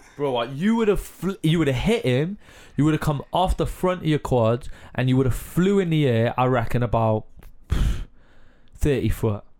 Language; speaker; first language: English; native; English